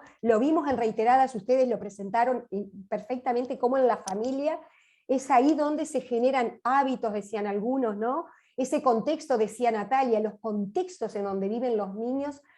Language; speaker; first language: Spanish; native; Spanish